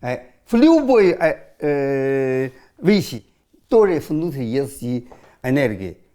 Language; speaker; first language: Russian; non-native, learner; Chinese